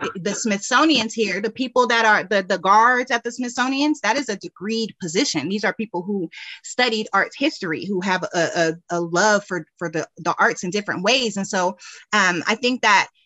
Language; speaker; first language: English; native; English